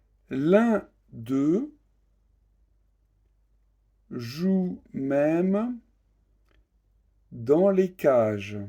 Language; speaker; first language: French; native; French